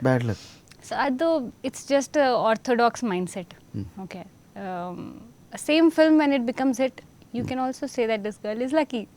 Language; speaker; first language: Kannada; non-native, learner; Hindi